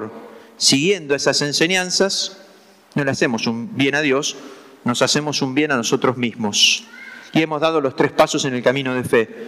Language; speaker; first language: Spanish; native; Spanish